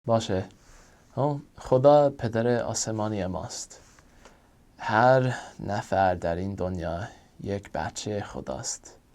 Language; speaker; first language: Persian; non-native, fluent; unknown